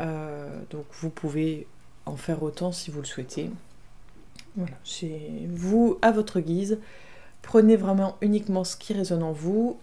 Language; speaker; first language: French; native; French